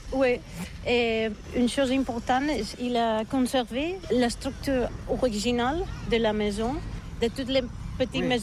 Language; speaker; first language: French; non-native, learner; Spanish